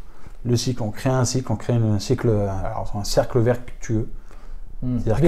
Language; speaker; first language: French; native; French